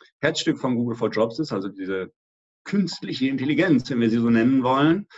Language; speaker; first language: German; native; German